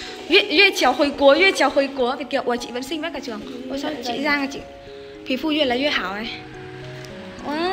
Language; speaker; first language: Chinese; non-native, fluent; Vietnamese